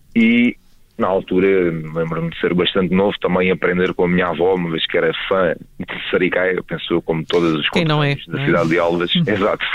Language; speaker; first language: Portuguese; native; Portuguese